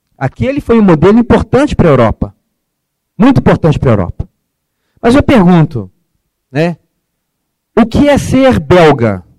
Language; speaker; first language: Portuguese; early bilingual, other home language; Arabic